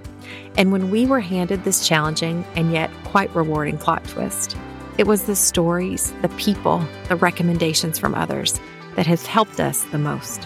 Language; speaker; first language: English; native; English